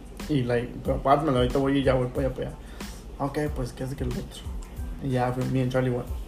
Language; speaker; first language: Spanish; early bilingual, heritage; Spanish